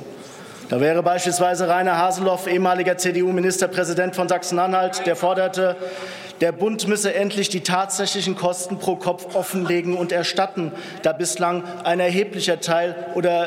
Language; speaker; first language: German; native; German